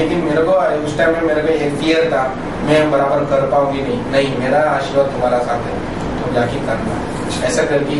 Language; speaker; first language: Hindi; non-native, local second language; Tamil